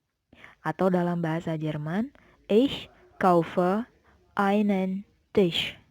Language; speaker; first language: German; non-native, fluent; Indonesian